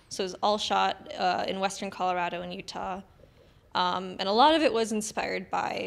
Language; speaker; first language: English; native; English